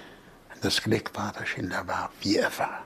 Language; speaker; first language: German; non-native, fluent; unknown